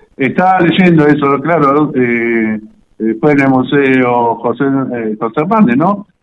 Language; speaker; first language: Spanish; native; Spanish